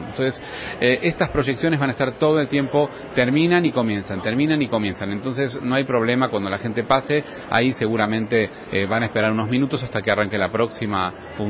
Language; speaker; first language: Spanish; native; Spanish